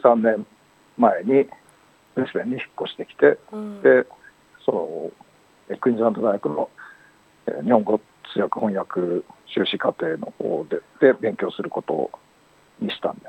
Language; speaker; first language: Japanese; native; Japanese